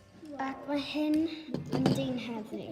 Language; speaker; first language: Welsh; non-native, local second language; English